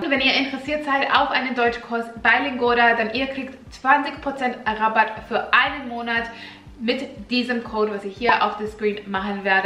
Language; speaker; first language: German; non-native, fluent; Finnish